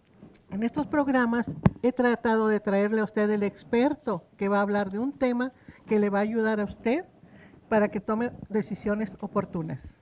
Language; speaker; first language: Spanish; native; Spanish